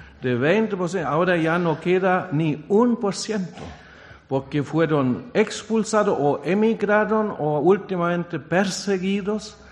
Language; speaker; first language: Spanish; non-native, fluent; German